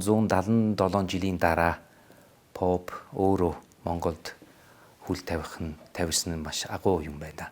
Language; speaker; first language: Mongolian; non-native, fluent; Italian